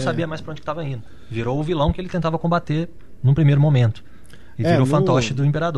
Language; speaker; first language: Portuguese; native; Portuguese